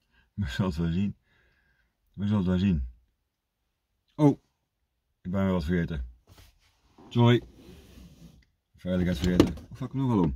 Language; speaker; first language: Dutch; native; Dutch